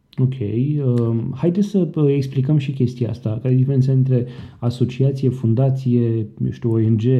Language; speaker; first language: Romanian; native; Romanian